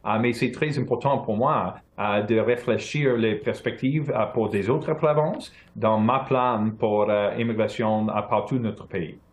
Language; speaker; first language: French; non-native, local second language; English